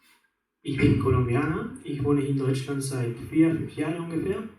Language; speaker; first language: German; non-native, fluent; Spanish